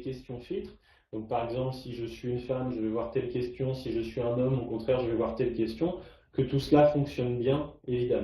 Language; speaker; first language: French; native; French